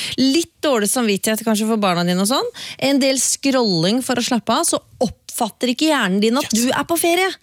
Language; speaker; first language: Norwegian; native; Norwegian